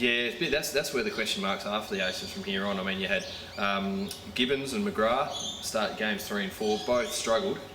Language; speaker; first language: English; native; English